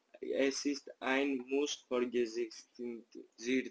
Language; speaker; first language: German; non-native, learner; Greek